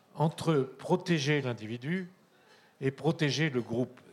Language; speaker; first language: French; native; French